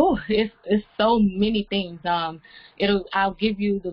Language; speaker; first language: English; native; English